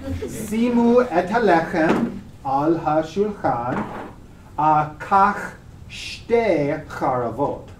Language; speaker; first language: Hebrew; non-native, learner; English